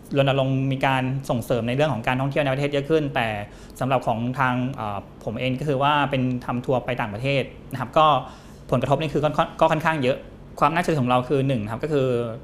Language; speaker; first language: Thai; native; Thai